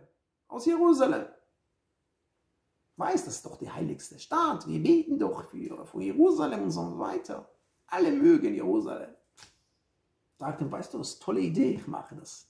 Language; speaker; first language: German; non-native, fluent; Hebrew